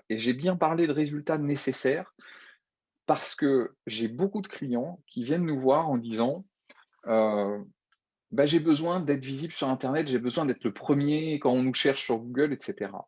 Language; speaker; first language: French; native; French